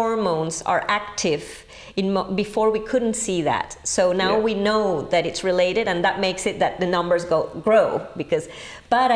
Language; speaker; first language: English; non-native, fluent; Spanish